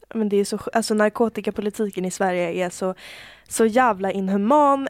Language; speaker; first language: Swedish; native; Swedish